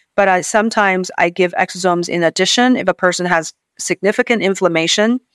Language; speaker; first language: English; non-native, fluent; Chinese